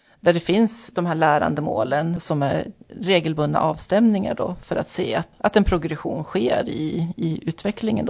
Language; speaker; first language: Swedish; native; Swedish